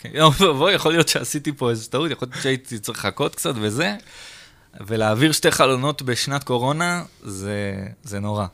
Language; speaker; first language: Hebrew; native; Hebrew